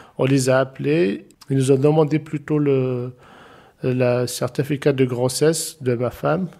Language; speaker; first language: French; non-native, local second language; Arabic